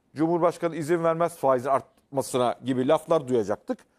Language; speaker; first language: Turkish; native; Turkish